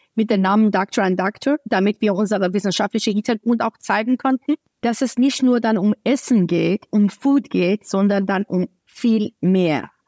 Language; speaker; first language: German; non-native, fluent; Persian